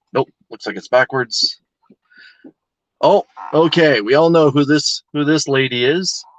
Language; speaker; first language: English; native; English